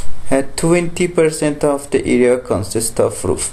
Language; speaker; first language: English; non-native, fluent; Persian